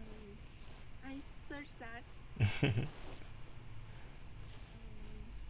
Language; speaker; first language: English; non-native, learner; Chinese